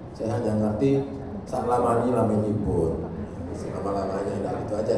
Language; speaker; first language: Indonesian; native; Indonesian